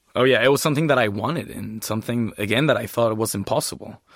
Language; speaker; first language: English; early bilingual, other home language; Spanish